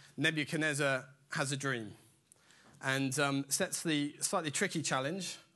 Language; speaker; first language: English; native; English